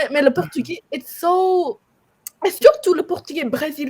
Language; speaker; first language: French; non-native, fluent; English